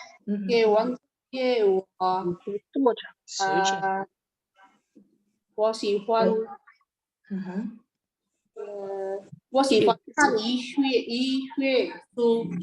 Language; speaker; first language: Chinese; non-native, learner; Indonesian